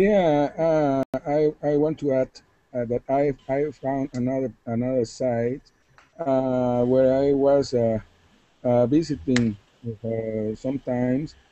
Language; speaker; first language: English; non-native, learner; Spanish